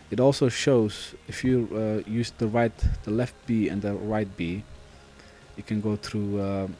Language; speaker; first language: English; non-native, fluent; Dutch